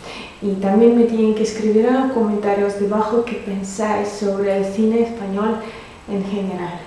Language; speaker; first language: Spanish; non-native, fluent; Russian